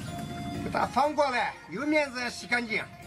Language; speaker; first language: Chinese; native; Chinese